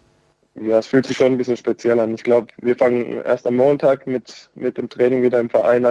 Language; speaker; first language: German; native; German